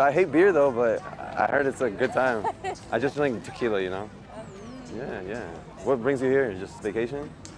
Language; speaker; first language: English; early bilingual, other home language; Spanish